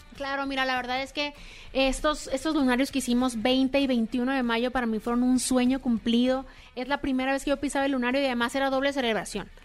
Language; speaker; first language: Spanish; native; Spanish